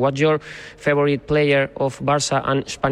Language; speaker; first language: English; non-native, learner; Spanish